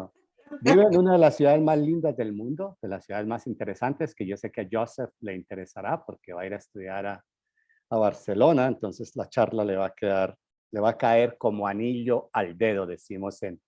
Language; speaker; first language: Spanish; native; Spanish